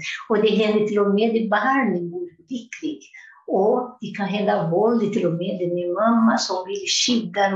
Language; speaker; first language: Swedish; non-native, fluent; Portuguese